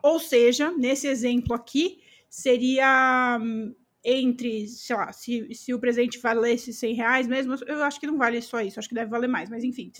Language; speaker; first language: Portuguese; native; Portuguese